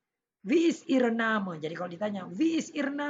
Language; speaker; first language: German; non-native, learner; Indonesian